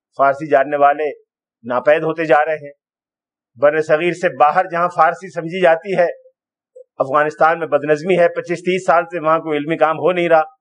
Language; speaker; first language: Urdu; native; Urdu